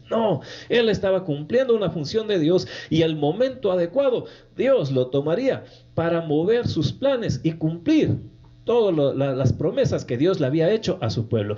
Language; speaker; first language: Spanish; native; Spanish